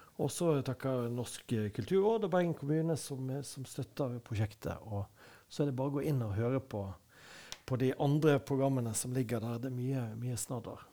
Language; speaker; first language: Norwegian; native; Norwegian